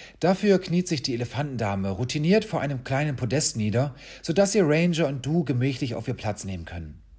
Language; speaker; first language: German; native; German